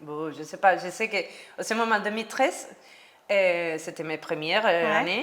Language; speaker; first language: French; non-native, learner; Spanish